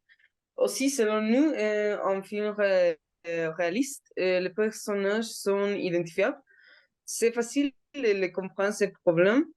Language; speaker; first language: French; non-native, learner; Spanish